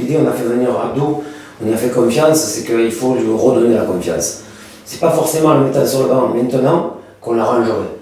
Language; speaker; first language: French; native; French